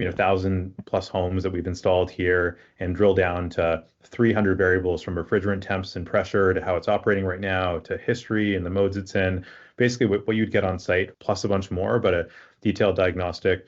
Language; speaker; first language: English; native; English